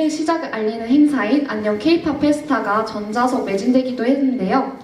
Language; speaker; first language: Korean; native; Korean